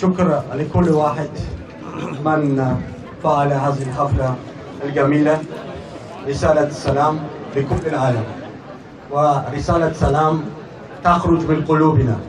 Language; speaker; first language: Arabic; non-native, fluent; Georgian